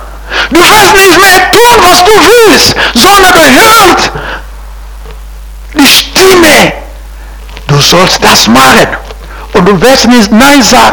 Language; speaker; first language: German; non-native, fluent; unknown